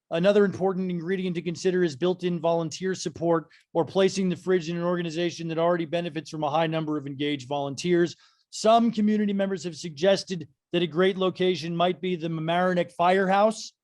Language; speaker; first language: English; native; English